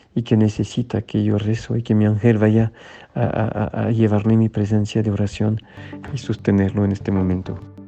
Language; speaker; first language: Spanish; non-native, fluent; French